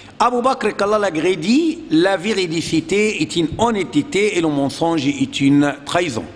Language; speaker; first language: French; non-native, fluent; Arabic